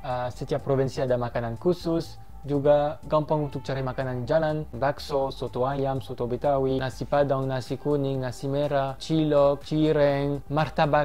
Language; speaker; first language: Indonesian; non-native, fluent; French